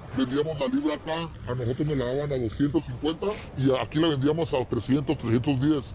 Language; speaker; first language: Spanish; native; Spanish